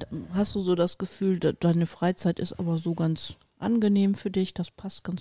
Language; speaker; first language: German; native; German